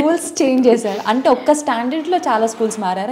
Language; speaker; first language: Telugu; native; Telugu